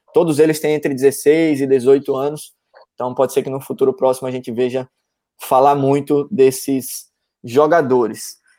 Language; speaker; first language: Portuguese; native; Portuguese